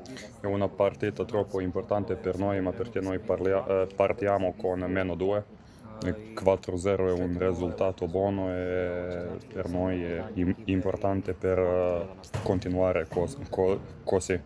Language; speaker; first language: Italian; non-native, learner; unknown